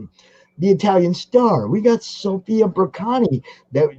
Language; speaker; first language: English; native; English